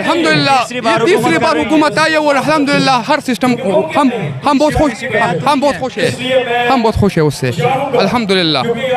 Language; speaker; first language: Hindi; non-native, local second language; Pashto